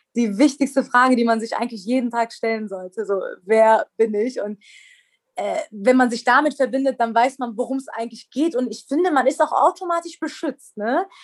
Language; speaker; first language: German; early bilingual, other home language; Persian